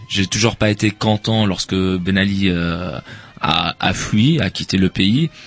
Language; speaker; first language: French; non-native, local second language; Arabic